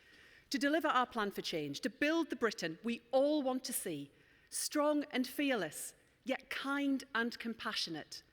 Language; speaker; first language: English; native; English